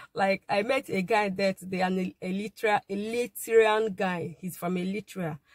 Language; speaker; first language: English; non-native, local second language; Igbo